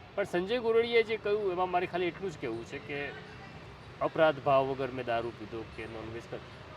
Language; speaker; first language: Gujarati; non-native, local second language; Marathi